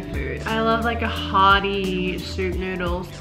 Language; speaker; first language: English; native; English